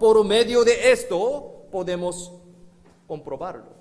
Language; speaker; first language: Spanish; non-native, learner; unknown